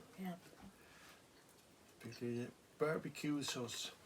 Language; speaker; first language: English; non-native, learner; Swedish